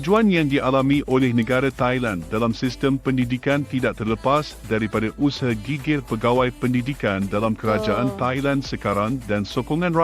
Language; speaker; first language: Malay; native; Malay